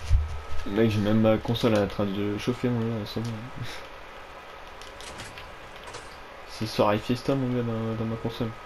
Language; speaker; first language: French; native; French